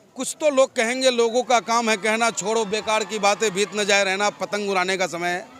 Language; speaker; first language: Hindi; native; Hindi